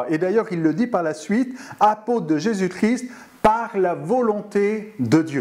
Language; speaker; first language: French; native; French